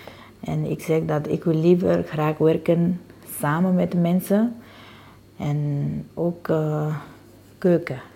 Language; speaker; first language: Dutch; non-native, learner; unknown